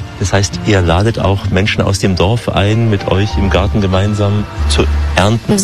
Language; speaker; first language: German; native; German